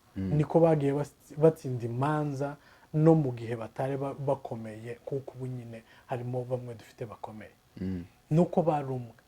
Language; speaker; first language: Kinyarwanda; native; Kinyarwanda